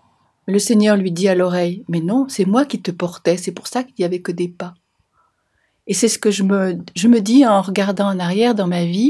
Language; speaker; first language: French; native; French